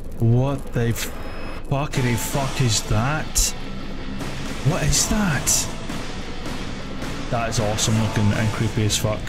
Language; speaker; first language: English; native; English